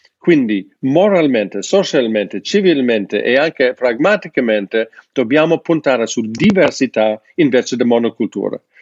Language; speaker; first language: Italian; non-native, fluent; English